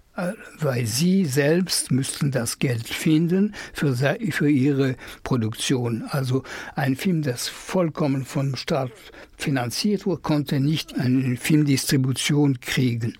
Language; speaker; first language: German; non-native, fluent; French